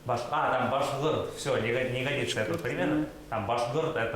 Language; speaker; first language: Russian; native; Russian